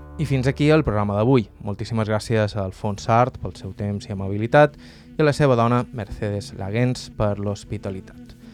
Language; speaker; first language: Catalan; native; Catalan